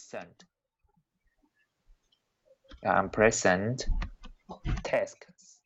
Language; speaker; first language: English; non-native, learner; Chinese